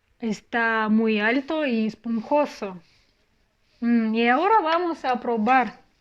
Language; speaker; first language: Spanish; non-native, fluent; Russian